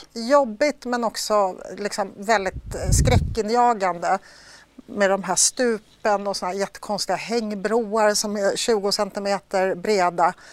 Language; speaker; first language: Swedish; early bilingual, other home language; Polish